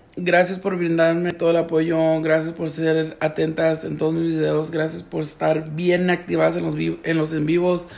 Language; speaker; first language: Spanish; early bilingual, heritage; Spanish